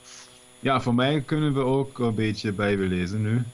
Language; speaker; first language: Dutch; non-native, learner; German